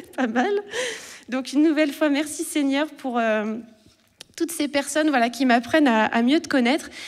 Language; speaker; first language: French; native; French